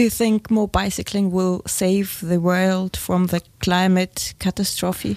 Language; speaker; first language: English; non-native, fluent; German